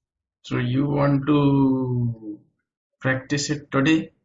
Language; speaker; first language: English; native; English